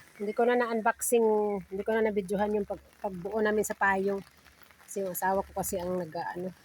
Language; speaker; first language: Filipino; native; Filipino